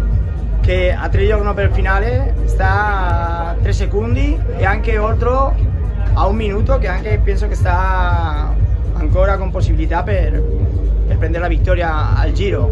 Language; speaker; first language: Italian; non-native, learner; Spanish